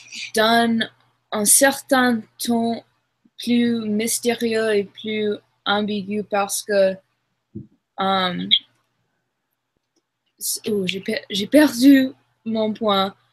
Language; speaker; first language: French; non-native, learner; English